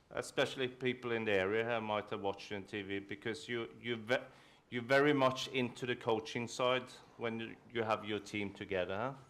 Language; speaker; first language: English; non-native, fluent; Norwegian